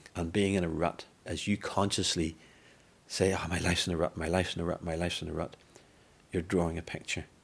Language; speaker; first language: English; native; English